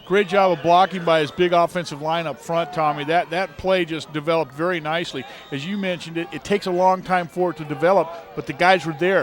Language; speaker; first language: English; native; English